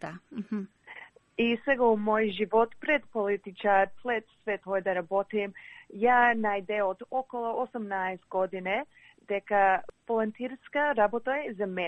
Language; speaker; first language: Macedonian; early bilingual, heritage; English